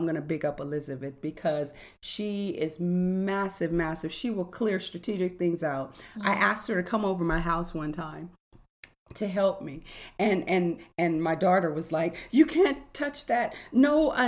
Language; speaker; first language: English; native; English